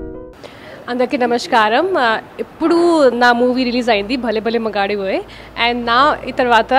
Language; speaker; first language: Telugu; non-native, learner; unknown